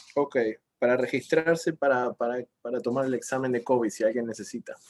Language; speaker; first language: Spanish; early bilingual, other home language; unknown